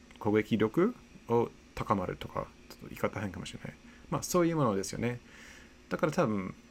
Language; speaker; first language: Japanese; non-native, fluent; English